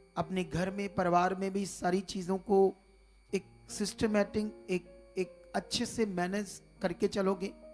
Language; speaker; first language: Hindi; non-native, local second language; Punjabi